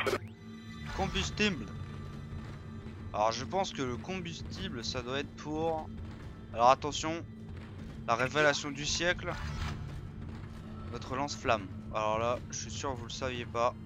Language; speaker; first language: French; native; French